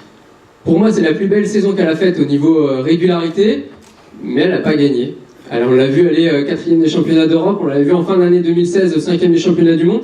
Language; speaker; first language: French; native; French